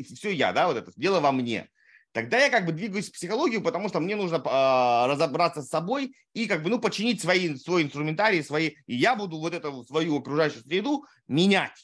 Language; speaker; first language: Russian; native; Russian